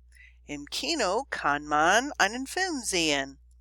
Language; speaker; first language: German; non-native, fluent; English